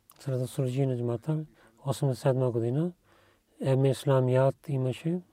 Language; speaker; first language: Bulgarian; non-native, learner; Urdu